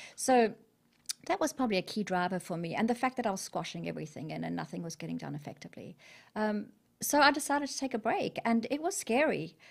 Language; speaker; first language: English; native; English